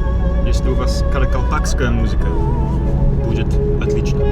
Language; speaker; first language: Russian; non-native, learner; English